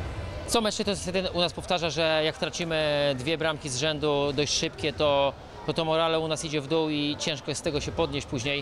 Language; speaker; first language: Polish; native; Polish